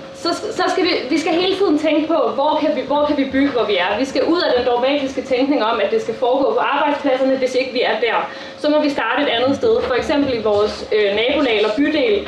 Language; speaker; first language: Danish; native; Danish